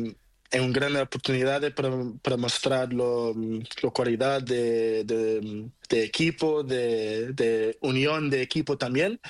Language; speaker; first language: Spanish; non-native, learner; Portuguese